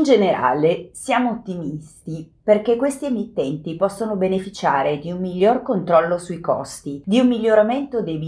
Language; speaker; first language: Italian; native; Italian